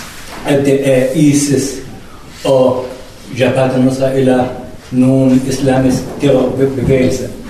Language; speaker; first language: Danish; non-native, learner; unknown